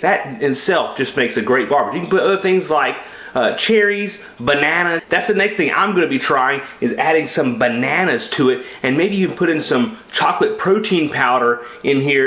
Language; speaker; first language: English; native; English